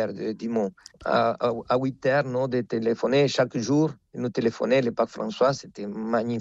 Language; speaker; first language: French; non-native, fluent; Spanish